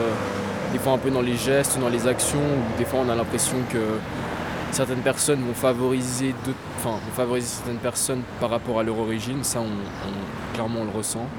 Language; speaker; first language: French; early bilingual, other home language; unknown